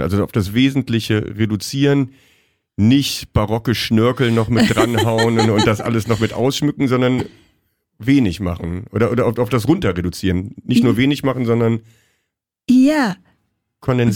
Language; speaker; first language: German; native; German